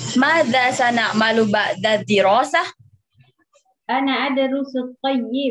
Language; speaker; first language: Arabic; non-native, fluent; Indonesian